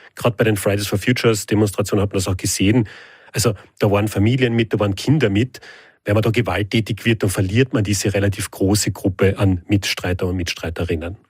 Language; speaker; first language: German; native; German